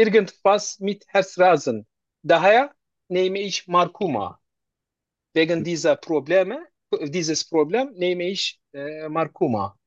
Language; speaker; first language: German; non-native, learner; Turkish